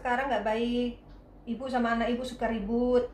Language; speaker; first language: Indonesian; native; Indonesian